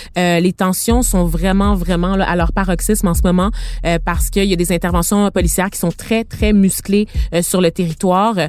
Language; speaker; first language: French; native; French